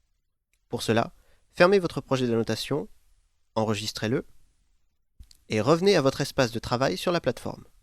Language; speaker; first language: French; native; French